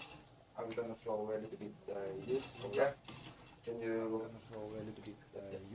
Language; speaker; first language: English; non-native, learner; Thai